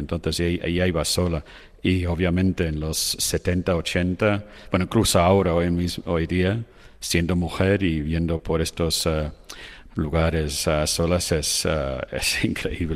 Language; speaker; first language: Spanish; non-native, fluent; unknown